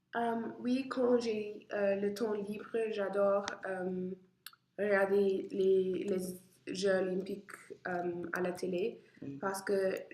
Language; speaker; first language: French; non-native, learner; English